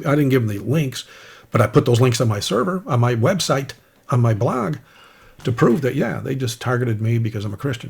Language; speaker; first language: English; native; English